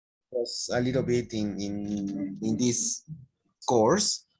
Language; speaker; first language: English; non-native, fluent; Spanish